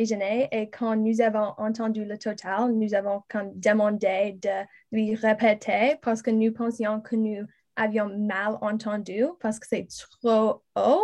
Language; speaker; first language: French; non-native, learner; English